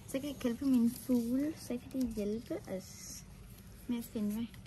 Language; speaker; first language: Danish; native; Danish